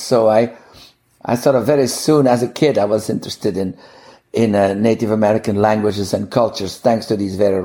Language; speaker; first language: English; non-native, fluent; Dutch